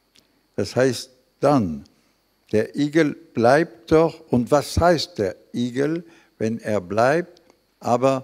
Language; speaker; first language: German; non-native, fluent; French